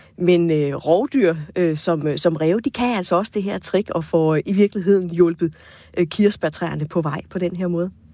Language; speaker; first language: Danish; native; Danish